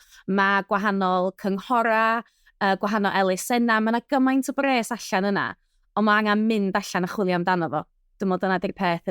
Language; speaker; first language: Welsh; native; Welsh